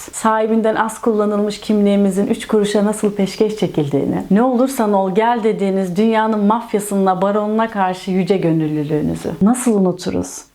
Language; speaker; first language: Turkish; native; Turkish